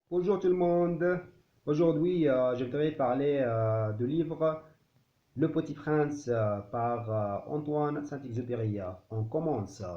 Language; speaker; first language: French; non-native, learner; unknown